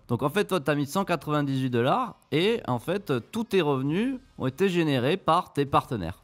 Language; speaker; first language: French; native; French